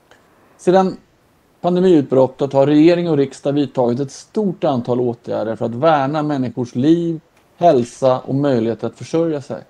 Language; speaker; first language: Swedish; native; Swedish